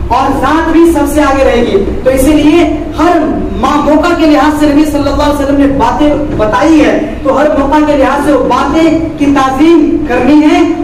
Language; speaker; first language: Urdu; native; Urdu